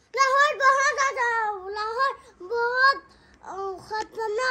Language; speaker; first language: Hindi; non-native, local second language; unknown